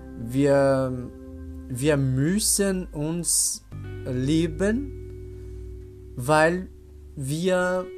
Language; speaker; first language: German; non-native, learner; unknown